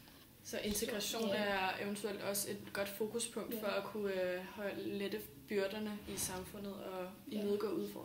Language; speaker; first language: Danish; native; Danish